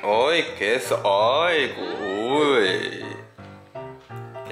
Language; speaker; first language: Spanish; non-native, learner; Japanese